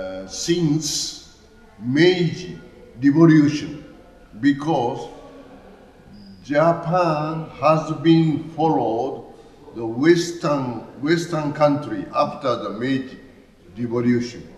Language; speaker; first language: English; non-native, learner; Japanese